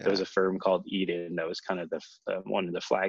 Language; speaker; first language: English; native; English